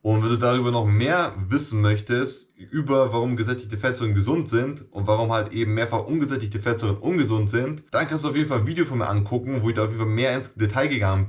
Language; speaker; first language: German; native; German